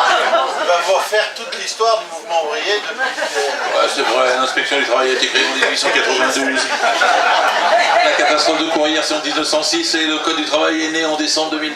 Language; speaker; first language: French; native; French